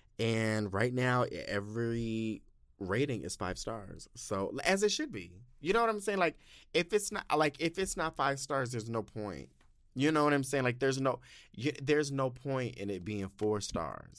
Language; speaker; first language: English; native; English